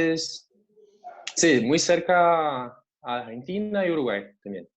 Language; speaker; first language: Spanish; non-native, fluent; Portuguese